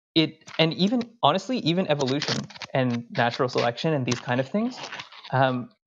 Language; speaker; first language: English; early bilingual, other home language; Hindi